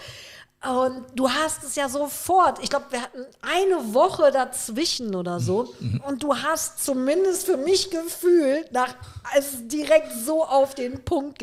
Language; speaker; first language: German; native; German